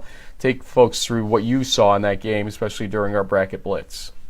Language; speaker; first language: English; native; English